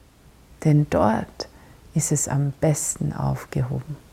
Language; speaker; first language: German; non-native, fluent; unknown